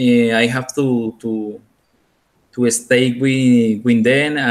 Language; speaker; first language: English; non-native, learner; Spanish